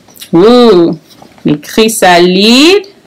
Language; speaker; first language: French; non-native, fluent; English